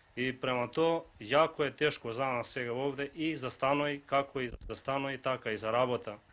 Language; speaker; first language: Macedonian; native; Macedonian